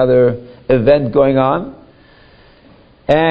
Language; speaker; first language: English; native; English